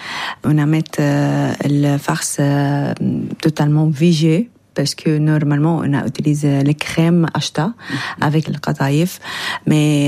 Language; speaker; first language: French; non-native, learner; Arabic